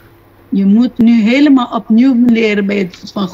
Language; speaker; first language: Dutch; non-native, local second language; Papiamento